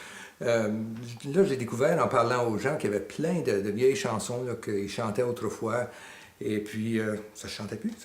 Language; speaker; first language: French; native; French